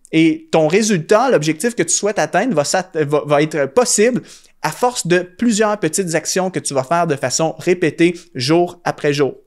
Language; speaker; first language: French; native; French